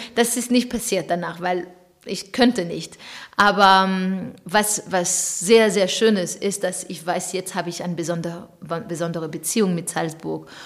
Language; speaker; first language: German; non-native, fluent; French